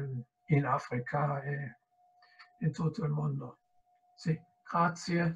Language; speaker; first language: Italian; non-native, fluent; German